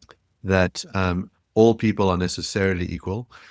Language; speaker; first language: English; native; English